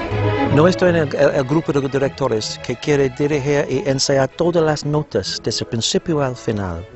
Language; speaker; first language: Spanish; non-native, fluent; English